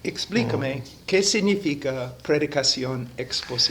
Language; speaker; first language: Spanish; non-native, fluent; English